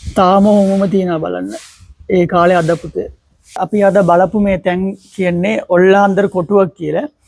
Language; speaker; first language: Sinhala; non-native, local second language; Tamil